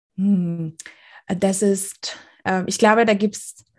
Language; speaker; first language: German; non-native, fluent; Bulgarian